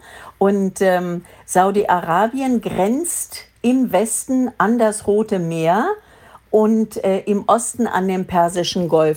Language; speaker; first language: German; native; German